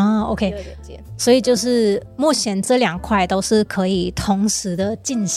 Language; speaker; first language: Chinese; native; Chinese